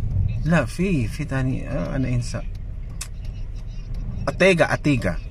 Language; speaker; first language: Arabic; non-native, learner; Filipino